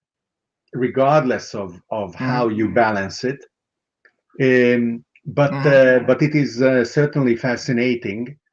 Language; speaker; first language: English; non-native, fluent; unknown